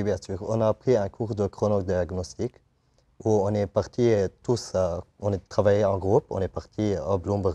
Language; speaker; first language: French; non-native, local second language; Arabic